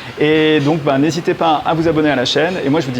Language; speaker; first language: French; native; French